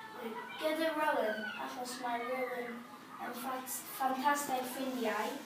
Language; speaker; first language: Welsh; non-native, learner; English